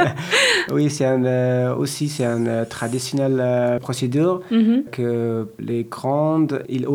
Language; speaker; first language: French; non-native, learner; Persian